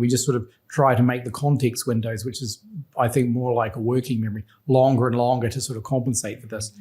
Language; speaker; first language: English; native; English